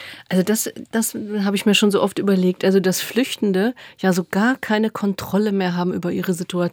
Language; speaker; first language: German; native; German